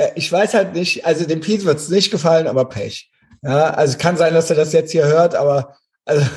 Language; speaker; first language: German; native; German